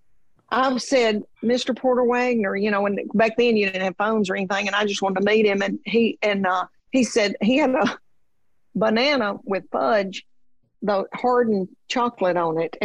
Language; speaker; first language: English; native; English